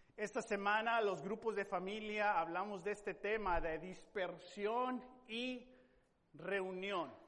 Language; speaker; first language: Spanish; non-native, fluent; English